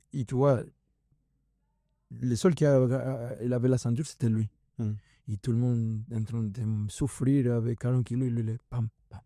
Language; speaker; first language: French; non-native, fluent; Spanish